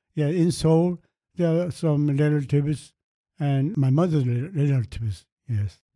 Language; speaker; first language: English; non-native, fluent; Korean